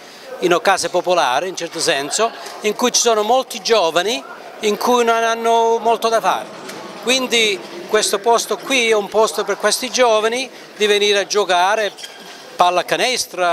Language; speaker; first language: Italian; early bilingual, heritage; English